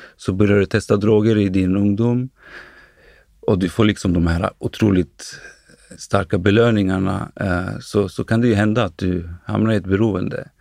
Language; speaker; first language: Swedish; early bilingual, other home language; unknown